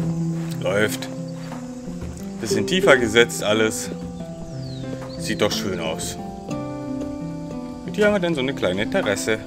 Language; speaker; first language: German; native; German